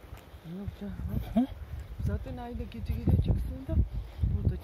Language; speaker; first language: Turkish; non-native, learner; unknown